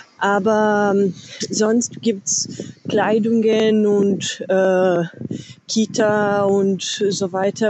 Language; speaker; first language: German; non-native, learner; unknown